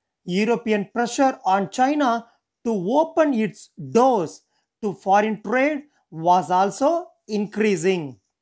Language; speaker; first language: English; non-native, local second language; Tamil